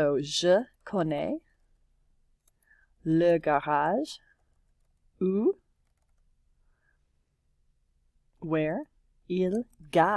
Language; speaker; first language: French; non-native, fluent; English